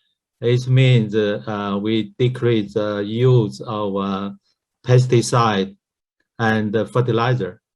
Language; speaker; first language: English; non-native, learner; Chinese